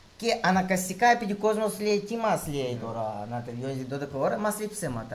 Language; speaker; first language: Greek; non-native, fluent; Russian